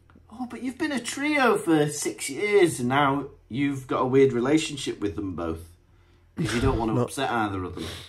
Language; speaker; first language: English; native; English